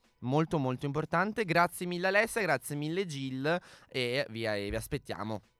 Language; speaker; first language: Italian; native; Italian